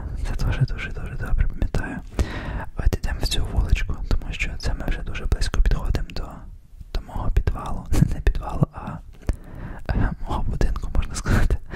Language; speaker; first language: Ukrainian; early bilingual, heritage; Ukrainian